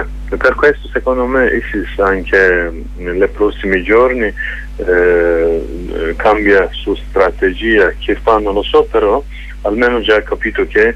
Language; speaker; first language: Italian; non-native, learner; Kurdish